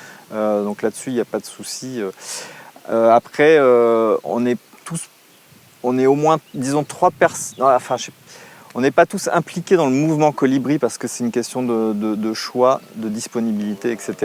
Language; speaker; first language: French; native; French